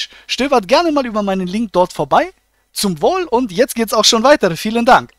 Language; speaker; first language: German; native; German